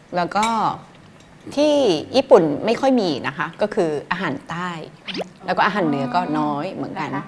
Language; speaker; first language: Thai; non-native, fluent; Japanese